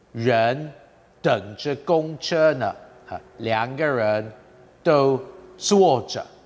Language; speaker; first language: Chinese; non-native, fluent; English